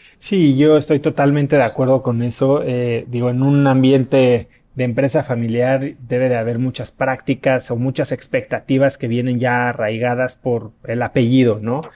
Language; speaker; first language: Spanish; native; Spanish